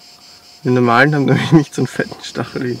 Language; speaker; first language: German; native; German